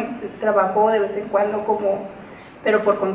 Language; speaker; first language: Spanish; native; Spanish